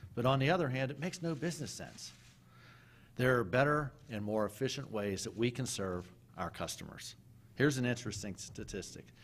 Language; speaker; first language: English; native; English